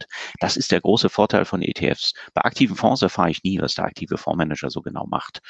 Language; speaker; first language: German; native; German